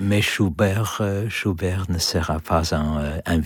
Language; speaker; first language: French; non-native, learner; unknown